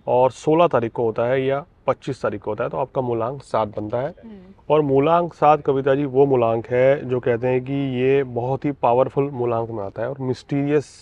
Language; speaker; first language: Hindi; native; Hindi